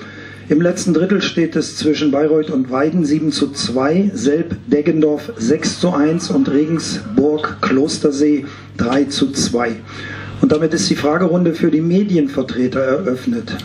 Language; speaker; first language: German; native; German